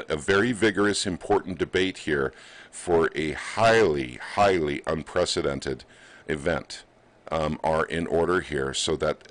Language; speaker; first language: English; native; English